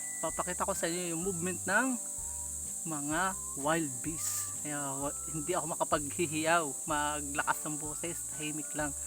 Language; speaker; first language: Filipino; native; Filipino